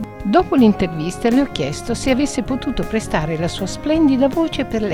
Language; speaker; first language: Italian; native; Italian